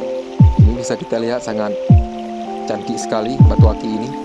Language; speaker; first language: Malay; non-native, local second language; Achinese